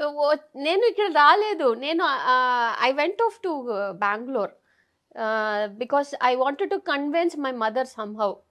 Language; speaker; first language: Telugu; non-native, local second language; Tamil